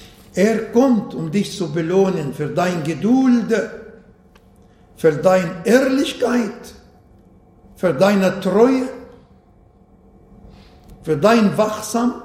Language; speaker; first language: German; non-native, fluent; Arabic